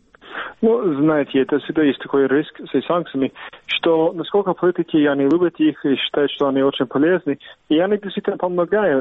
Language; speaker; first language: Russian; non-native, fluent; English